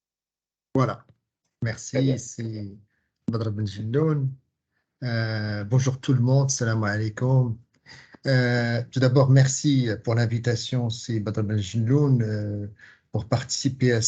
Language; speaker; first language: French; non-native, local second language; Arabic